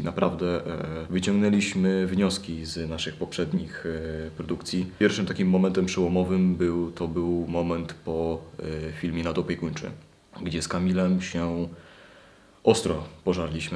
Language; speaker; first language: Polish; native; Polish